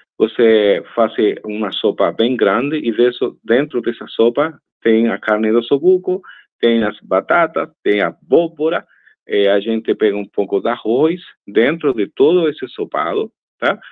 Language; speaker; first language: Portuguese; non-native, fluent; Spanish